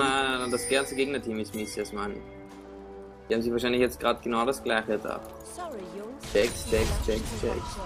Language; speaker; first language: German; native; German